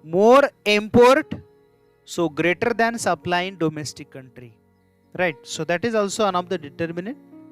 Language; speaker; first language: English; non-native, local second language; Marathi